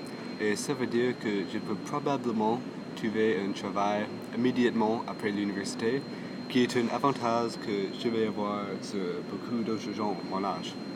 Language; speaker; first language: French; non-native, local second language; English